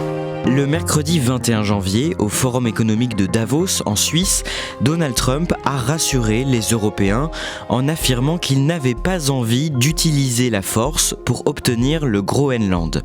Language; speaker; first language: French; native; French